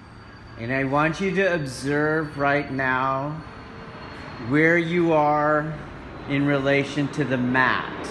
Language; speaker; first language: English; native; English